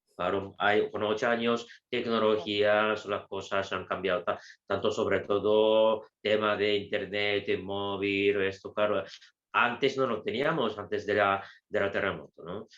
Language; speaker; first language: Spanish; non-native, fluent; Japanese